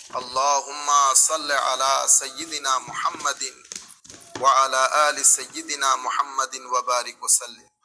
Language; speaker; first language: Arabic; non-native, fluent; Bangla